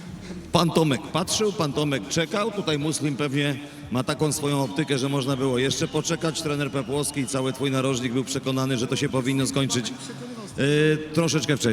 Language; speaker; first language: Polish; native; Polish